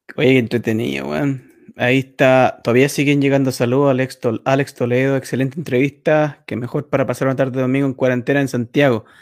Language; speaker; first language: Spanish; native; Spanish